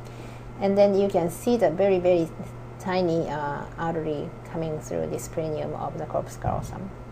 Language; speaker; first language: English; non-native, fluent; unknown